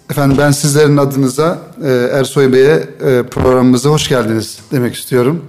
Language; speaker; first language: Turkish; native; Turkish